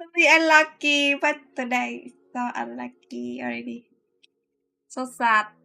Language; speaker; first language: English; non-native, learner; Vietnamese